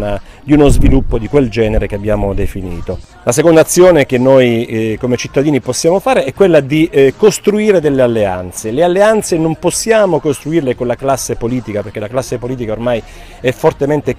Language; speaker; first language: Italian; native; Italian